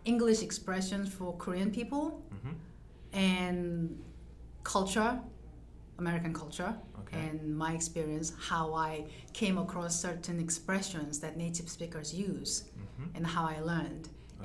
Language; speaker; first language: English; non-native, fluent; Korean